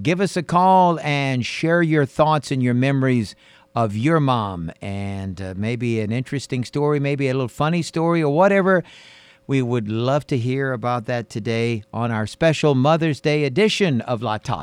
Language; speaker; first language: English; native; English